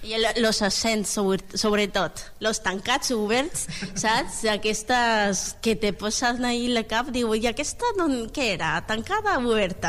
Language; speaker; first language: Catalan; non-native, learner; Spanish